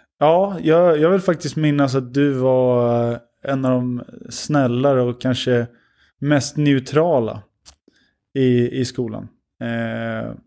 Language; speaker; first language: Swedish; early bilingual, other home language; Lithuanian